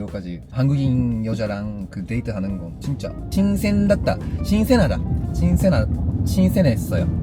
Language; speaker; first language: Korean; non-native, learner; Japanese